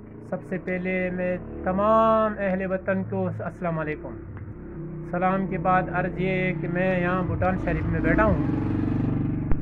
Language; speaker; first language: Urdu; non-native, local second language; Pashto